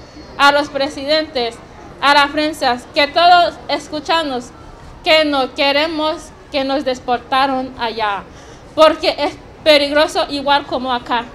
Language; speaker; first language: Spanish; non-native, learner; Haitian Creole